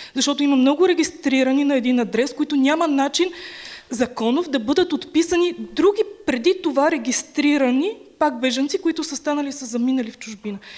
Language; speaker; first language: Bulgarian; native; Bulgarian